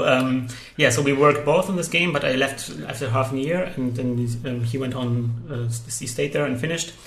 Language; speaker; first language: English; non-native, fluent; Polish